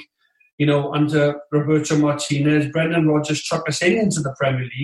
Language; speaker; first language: English; native; English